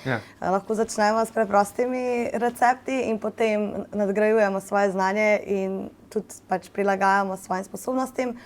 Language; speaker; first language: Slovenian; native; Slovenian